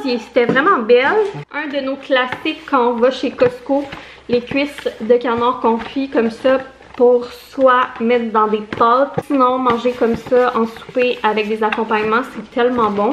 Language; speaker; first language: French; native; French